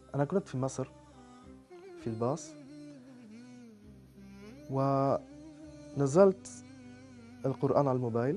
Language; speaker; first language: Arabic; non-native, learner; French